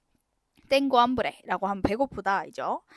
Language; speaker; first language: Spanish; non-native, fluent; Korean